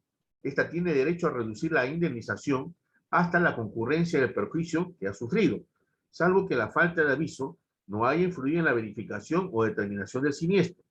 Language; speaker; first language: Spanish; native; Spanish